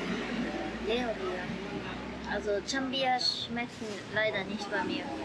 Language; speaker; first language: German; non-native, learner; Japanese